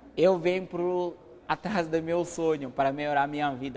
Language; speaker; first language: Portuguese; non-native, fluent; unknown